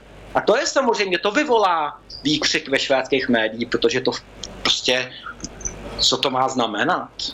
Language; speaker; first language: Czech; early bilingual, heritage; Czech